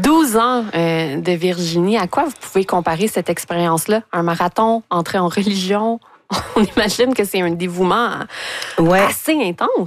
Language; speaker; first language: French; native; French